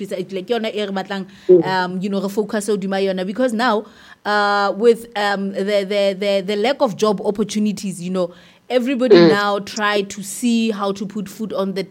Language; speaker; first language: English; non-native, local second language; Southern Sotho